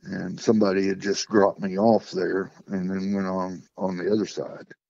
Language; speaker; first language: English; native; English